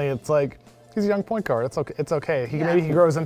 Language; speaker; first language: English; native; English